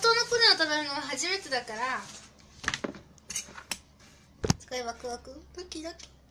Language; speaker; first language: Japanese; non-native, fluent; German